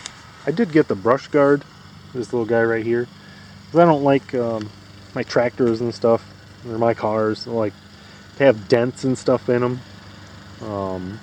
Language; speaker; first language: English; native; English